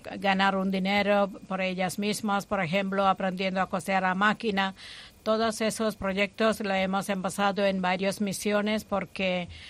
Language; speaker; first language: Spanish; non-native, fluent; Malayalam